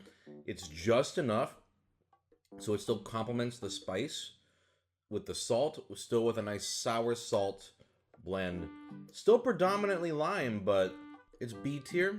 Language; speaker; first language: English; native; English